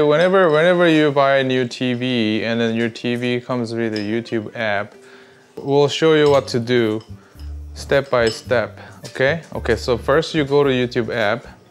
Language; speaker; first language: English; non-native, fluent; Korean